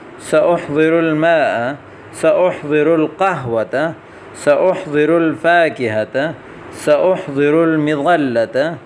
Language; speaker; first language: Arabic; non-native, fluent; Urdu